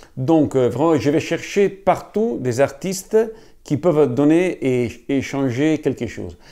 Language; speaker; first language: French; non-native, fluent; Italian